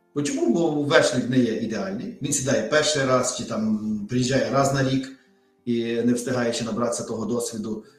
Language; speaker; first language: Ukrainian; native; Ukrainian